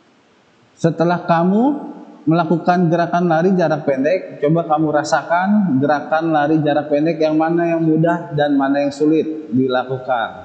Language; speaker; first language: Indonesian; native; Indonesian